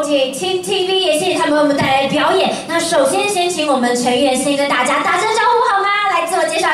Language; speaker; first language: Chinese; native; Chinese